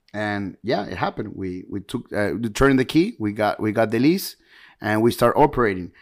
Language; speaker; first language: English; early bilingual, heritage; Spanish